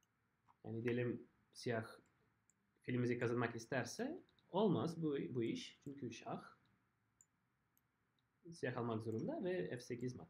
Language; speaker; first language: Turkish; non-native, fluent; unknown